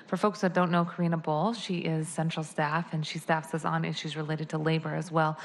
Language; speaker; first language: English; native; English